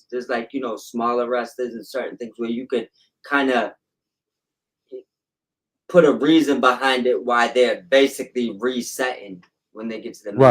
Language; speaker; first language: English; native; English